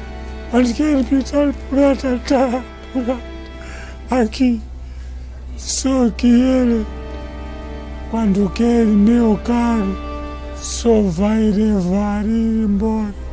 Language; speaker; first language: Portuguese; non-native, local second language; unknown